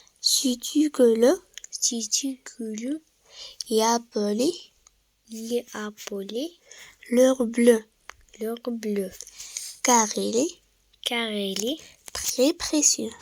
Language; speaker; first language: French; non-native, local second language; Arabic